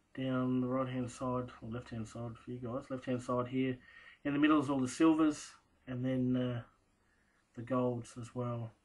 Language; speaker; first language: English; native; English